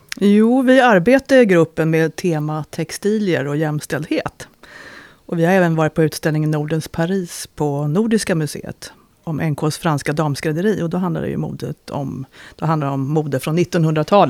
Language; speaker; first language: Swedish; native; Swedish